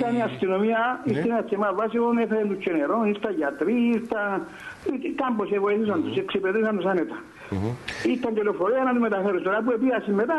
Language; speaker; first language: Greek; native; Greek